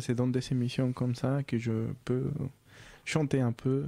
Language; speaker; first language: French; non-native, fluent; Spanish